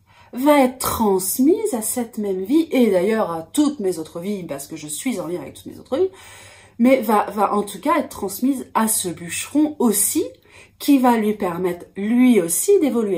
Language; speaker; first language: French; native; French